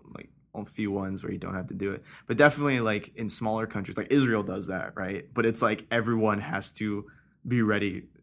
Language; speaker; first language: English; early bilingual, other home language; Persian